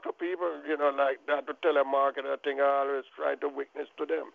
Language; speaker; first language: English; non-native, local second language; Jamaican Creole English